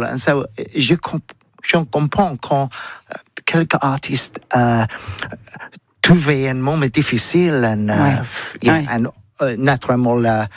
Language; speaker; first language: French; non-native, learner; English